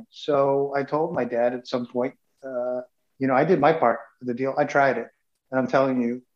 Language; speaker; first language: English; native; English